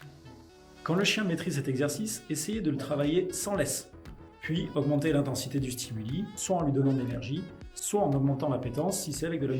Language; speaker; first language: French; native; French